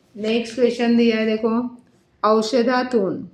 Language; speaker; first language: Hindi; non-native, local second language; Marathi